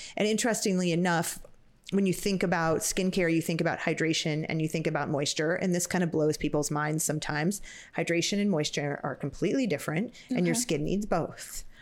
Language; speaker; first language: English; native; English